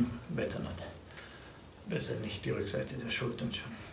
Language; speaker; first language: German; native; German